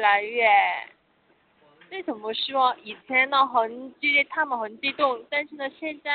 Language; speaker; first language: Chinese; non-native, learner; Korean